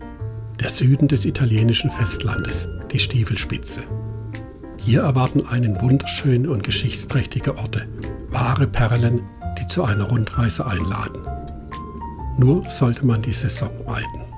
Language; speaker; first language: German; native; German